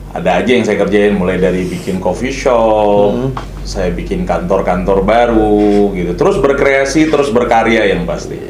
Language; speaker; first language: Indonesian; non-native, local second language; Minangkabau